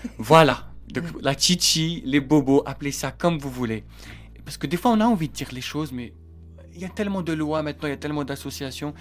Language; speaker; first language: French; non-native, local second language; Arabic